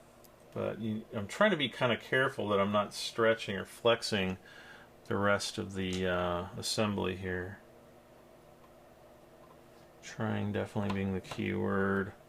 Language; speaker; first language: English; native; English